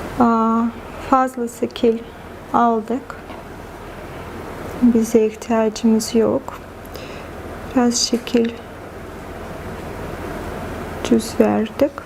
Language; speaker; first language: Turkish; non-native, fluent; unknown